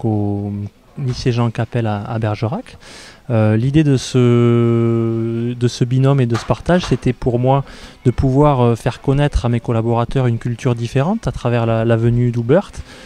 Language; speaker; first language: French; native; French